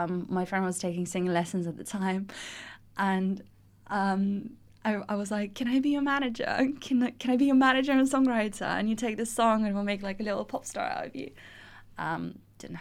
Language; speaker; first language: English; non-native, fluent; Russian